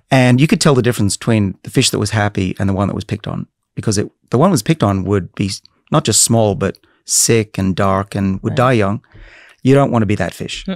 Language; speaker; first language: English; native; English